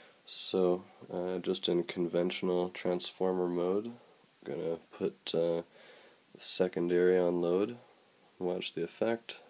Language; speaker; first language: English; native; English